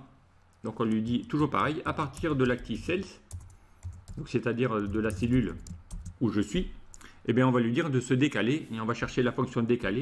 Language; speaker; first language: French; native; French